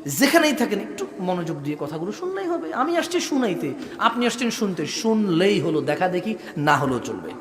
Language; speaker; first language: Bangla; early bilingual, heritage; Bangla